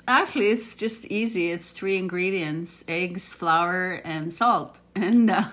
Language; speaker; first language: English; early bilingual, other home language; Italian